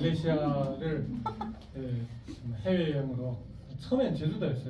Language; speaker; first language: Korean; non-native, fluent; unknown